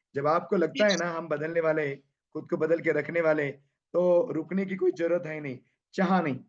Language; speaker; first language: Hindi; non-native, local second language; Marathi